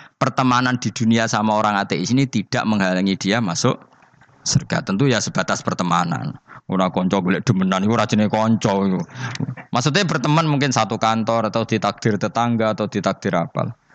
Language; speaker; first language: Malay; non-native, local second language; Javanese